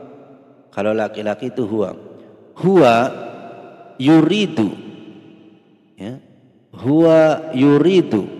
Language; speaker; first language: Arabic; non-native, fluent; Indonesian